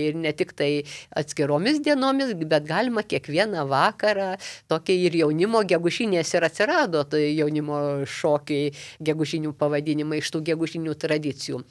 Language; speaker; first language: Lithuanian; native; Lithuanian